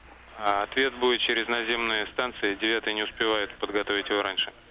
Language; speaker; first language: Russian; native; Russian